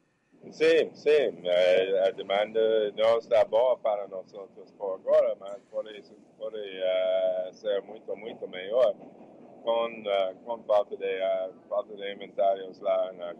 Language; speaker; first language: Portuguese; non-native, fluent; English